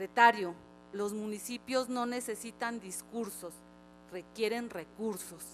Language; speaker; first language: Spanish; native; Spanish